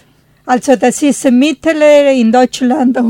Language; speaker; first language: German; non-native, learner; Italian